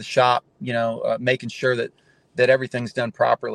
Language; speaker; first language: English; native; English